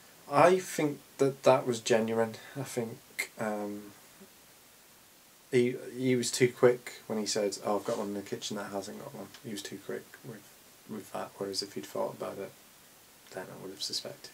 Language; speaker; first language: English; native; English